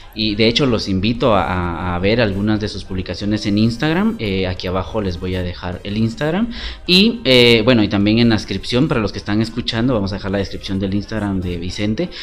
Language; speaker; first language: Spanish; native; Spanish